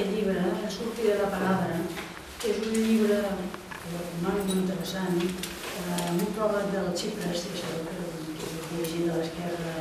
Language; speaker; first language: Catalan; native; Catalan